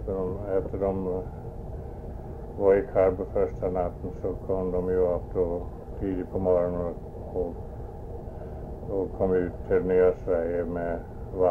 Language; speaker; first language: Swedish; early bilingual, heritage; Swedish